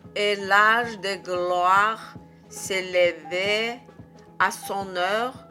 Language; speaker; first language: French; non-native, fluent; Azerbaijani